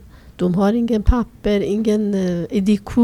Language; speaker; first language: Swedish; non-native, fluent; Persian